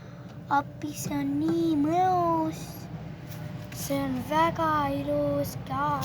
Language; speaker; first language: Estonian; non-native, local second language; Russian